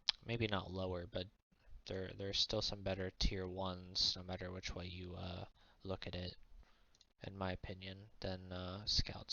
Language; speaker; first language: English; native; English